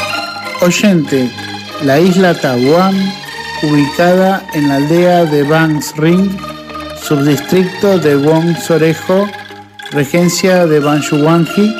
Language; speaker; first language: Spanish; non-native, fluent; Indonesian